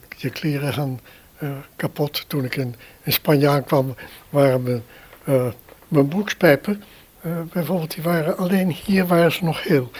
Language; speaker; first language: Dutch; native; Dutch